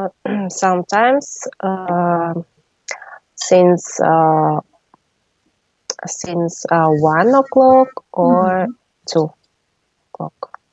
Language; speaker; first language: English; non-native, learner; Russian